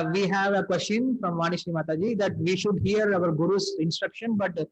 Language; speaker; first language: English; non-native, local second language; Tamil